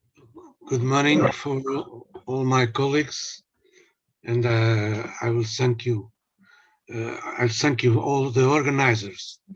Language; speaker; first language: English; non-native, learner; Portuguese